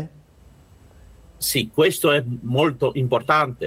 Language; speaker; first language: Italian; non-native, learner; Russian